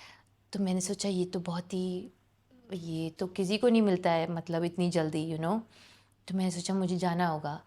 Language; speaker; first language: Hindi; non-native, local second language; English